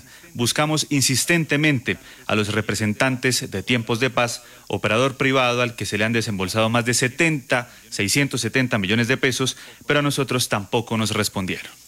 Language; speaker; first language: Spanish; native; Spanish